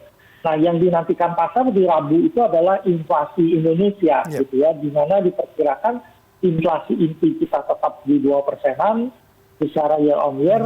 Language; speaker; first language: Indonesian; native; Indonesian